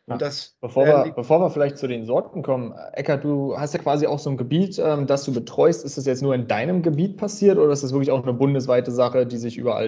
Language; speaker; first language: German; native; German